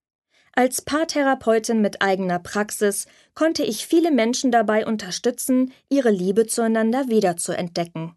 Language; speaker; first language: German; native; German